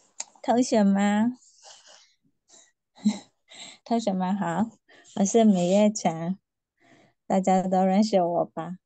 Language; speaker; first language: Chinese; non-native, learner; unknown